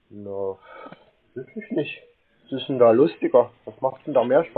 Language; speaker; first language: German; native; German